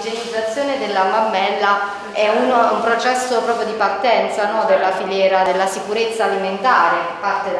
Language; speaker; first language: Italian; native; Italian